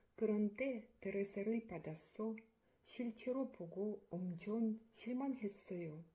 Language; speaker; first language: Korean; non-native, learner; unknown